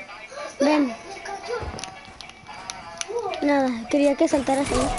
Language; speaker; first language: Spanish; native; Spanish